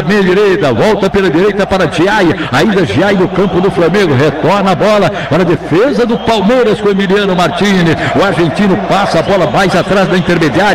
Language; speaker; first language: Portuguese; native; Portuguese